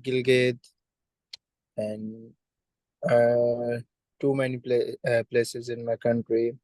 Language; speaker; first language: English; non-native, learner; Urdu